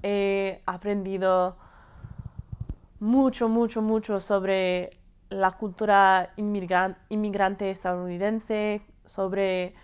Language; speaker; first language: Spanish; non-native, fluent; English